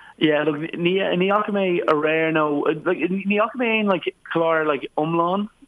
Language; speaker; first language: Irish; non-native, local second language; English